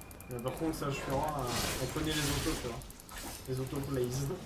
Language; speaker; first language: French; native; French